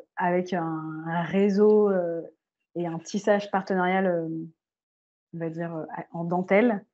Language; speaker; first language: French; native; French